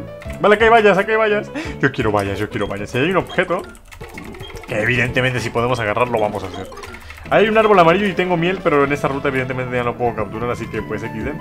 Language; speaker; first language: Spanish; native; Spanish